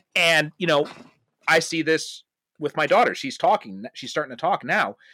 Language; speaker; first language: English; native; English